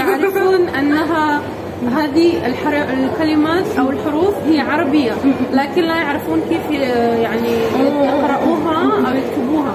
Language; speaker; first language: Arabic; native; Arabic